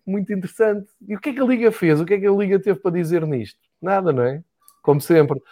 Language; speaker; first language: Portuguese; native; Portuguese